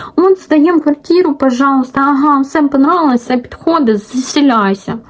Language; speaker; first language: Ukrainian; non-native, local second language; Russian